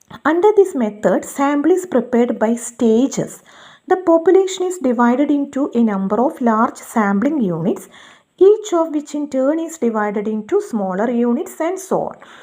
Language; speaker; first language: English; non-native, local second language; Malayalam